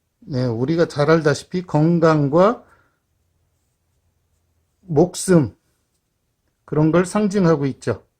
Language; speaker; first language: Korean; native; Korean